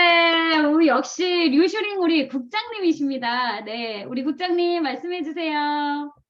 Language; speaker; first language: Korean; native; Korean